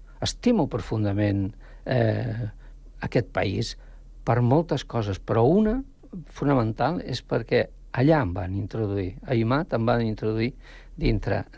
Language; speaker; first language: Catalan; non-native, local second language; Spanish